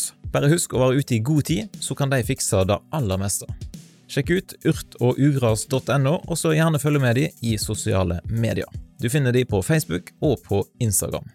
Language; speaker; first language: Norwegian; native; Norwegian